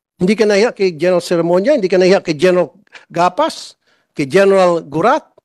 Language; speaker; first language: Filipino; native; Filipino